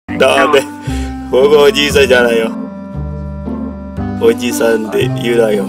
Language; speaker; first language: Japanese; non-native, learner; Indonesian